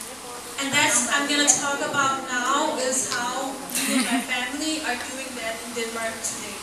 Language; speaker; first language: English; non-native, fluent; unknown